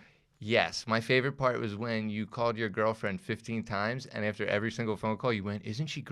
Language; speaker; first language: English; native; English